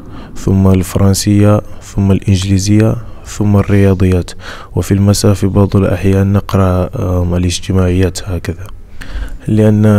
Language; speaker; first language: Arabic; non-native, fluent; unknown